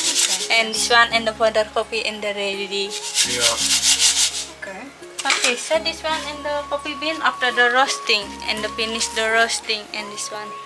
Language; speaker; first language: English; non-native, learner; Indonesian